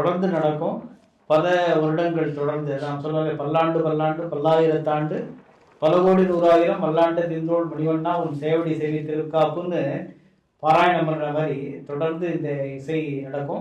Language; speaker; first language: Tamil; native; Tamil